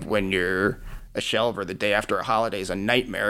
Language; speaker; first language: English; native; English